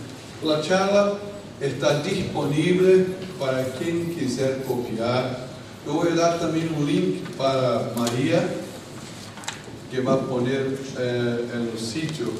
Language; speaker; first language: Spanish; non-native, fluent; Portuguese